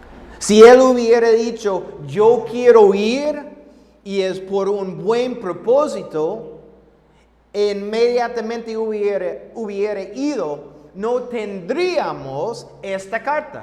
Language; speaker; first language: Spanish; non-native, fluent; English